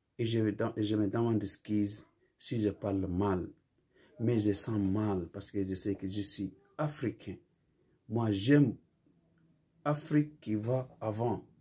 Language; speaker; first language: French; non-native, local second language; Fula